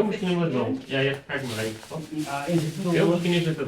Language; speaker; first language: Dutch; native; Dutch